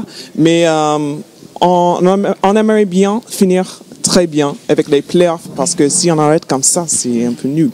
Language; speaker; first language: French; non-native, fluent; English